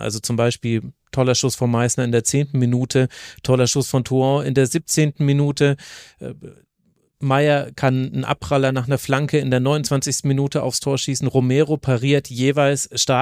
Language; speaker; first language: German; native; German